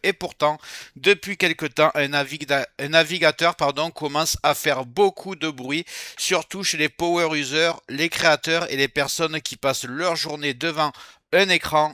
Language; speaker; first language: French; native; French